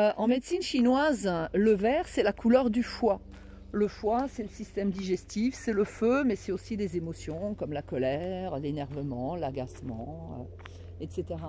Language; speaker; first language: French; native; French